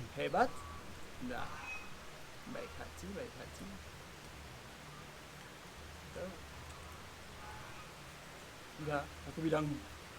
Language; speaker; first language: Indonesian; non-native, fluent; French